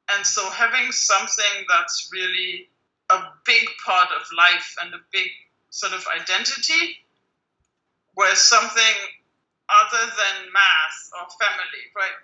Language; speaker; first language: English; non-native, fluent; German